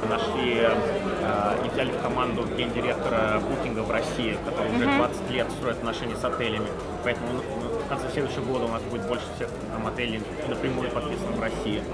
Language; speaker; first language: Russian; early bilingual, heritage; Russian